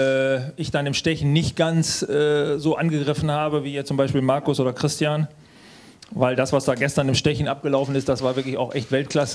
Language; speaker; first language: German; native; German